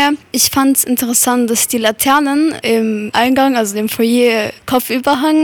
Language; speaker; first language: German; non-native, fluent; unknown